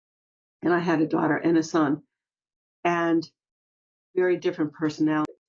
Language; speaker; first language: English; native; English